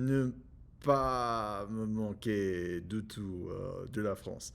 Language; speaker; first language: French; non-native, learner; English